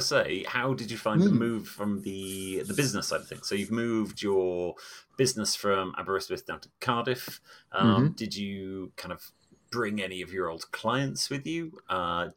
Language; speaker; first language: English; native; English